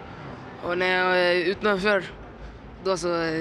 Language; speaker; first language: Swedish; early bilingual, other home language; Arabic